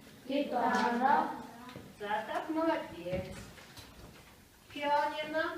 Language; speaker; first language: Russian; non-native, fluent; Mongolian